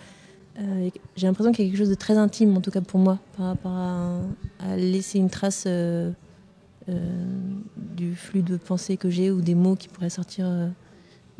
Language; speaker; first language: French; native; French